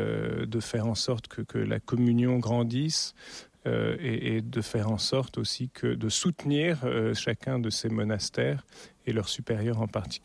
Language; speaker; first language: French; native; French